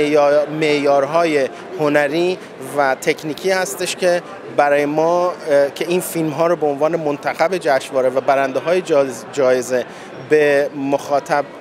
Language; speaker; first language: Persian; native; Persian